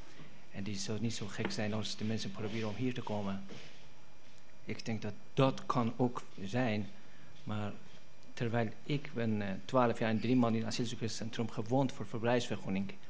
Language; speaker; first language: Dutch; non-native, fluent; Persian